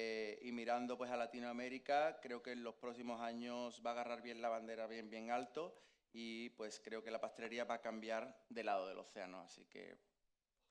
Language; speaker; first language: Spanish; native; Spanish